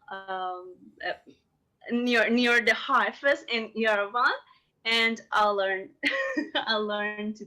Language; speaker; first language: English; non-native, learner; Persian